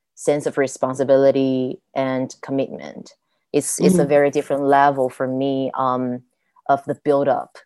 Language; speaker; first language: English; non-native, fluent; Chinese